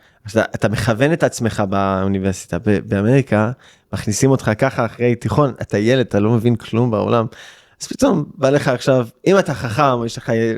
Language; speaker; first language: Hebrew; early bilingual, heritage; English